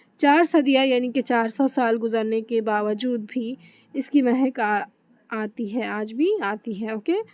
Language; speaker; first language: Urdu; native; Urdu